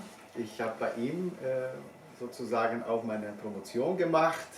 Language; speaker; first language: German; non-native, fluent; Bosnian